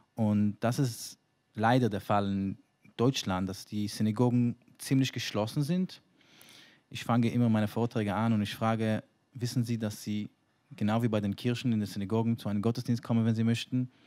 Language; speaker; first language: German; non-native, fluent; Hebrew